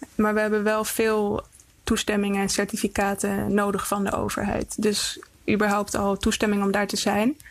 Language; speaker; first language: Dutch; early bilingual, other home language; Icelandic